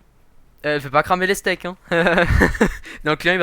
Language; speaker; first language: French; native; French